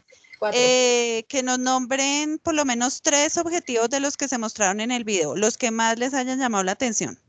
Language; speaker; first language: Spanish; native; Spanish